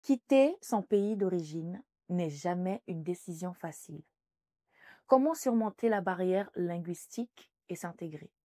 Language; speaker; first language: French; native; French